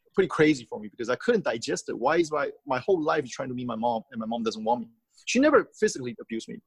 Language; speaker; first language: English; early bilingual, other home language; Chinese